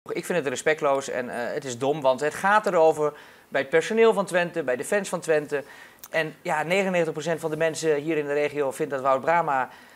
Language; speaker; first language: Dutch; native; Dutch